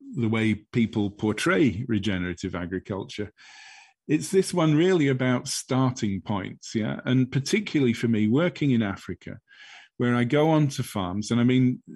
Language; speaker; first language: English; native; English